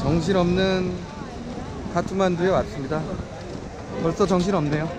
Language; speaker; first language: Korean; native; Korean